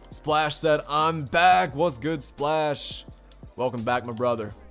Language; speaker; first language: English; native; English